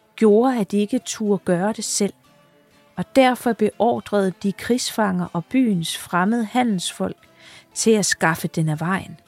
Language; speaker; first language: Danish; native; Danish